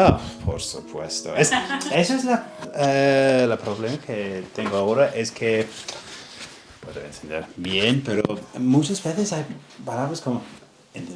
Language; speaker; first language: Spanish; non-native, learner; English